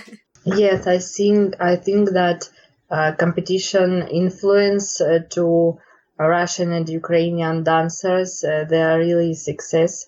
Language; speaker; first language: English; non-native, learner; Russian